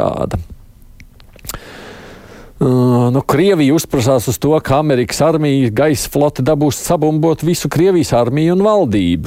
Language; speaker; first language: Latvian; native; Latvian